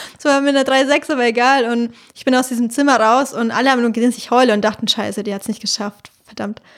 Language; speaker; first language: German; native; German